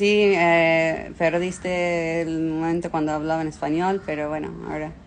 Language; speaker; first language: Spanish; non-native, fluent; English